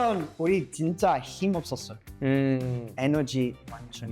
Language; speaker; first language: Korean; non-native, learner; English